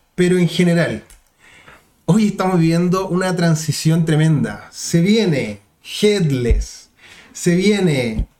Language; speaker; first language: Spanish; native; Spanish